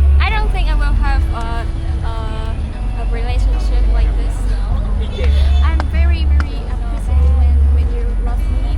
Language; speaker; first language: English; non-native, learner; Vietnamese